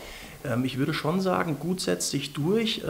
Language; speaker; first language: German; native; German